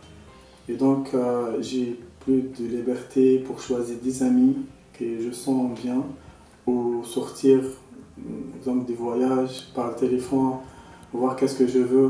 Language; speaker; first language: French; non-native, local second language; Arabic